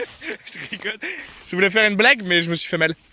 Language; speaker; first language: French; native; French